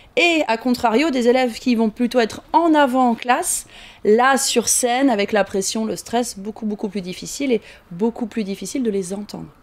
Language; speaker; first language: French; native; French